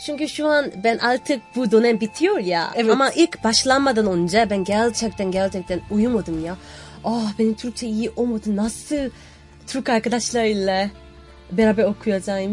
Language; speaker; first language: Turkish; non-native, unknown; Korean